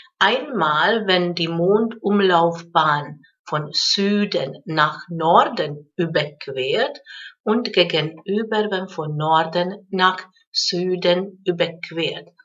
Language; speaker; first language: German; non-native, fluent; Hungarian